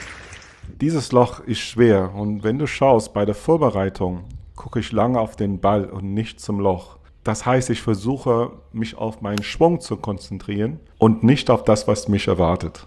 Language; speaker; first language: German; non-native, fluent; English